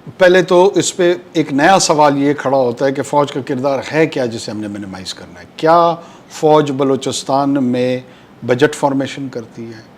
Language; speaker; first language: Urdu; non-native, local second language; Pashto